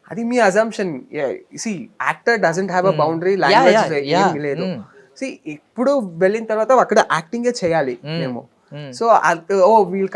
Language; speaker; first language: Telugu; non-native, learner; Kannada